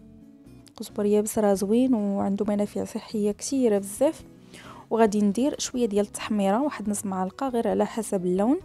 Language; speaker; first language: Arabic; native; Arabic